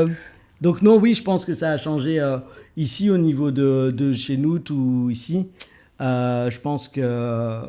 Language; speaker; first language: French; native; French